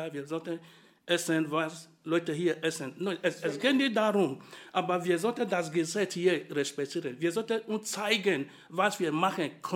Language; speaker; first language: German; non-native, fluent; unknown